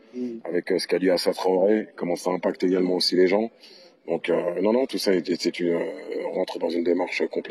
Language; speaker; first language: French; native; French